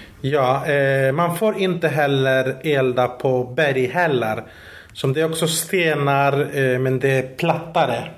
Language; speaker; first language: Swedish; non-native, fluent; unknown